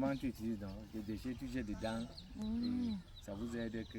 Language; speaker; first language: French; non-native, local second language; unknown